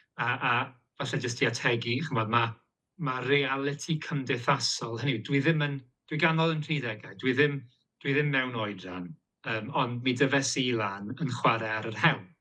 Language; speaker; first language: Welsh; native; Welsh